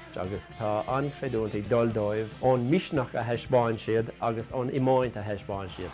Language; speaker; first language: Irish; non-native, local second language; English